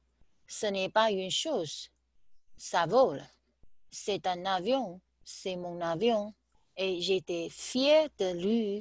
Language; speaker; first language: French; non-native, learner; Chinese